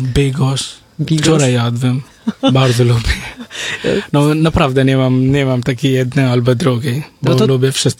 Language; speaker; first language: Polish; non-native, learner; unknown